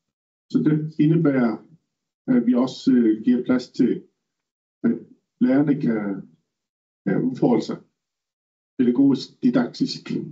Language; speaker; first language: Danish; non-native, local second language; Kalaallisut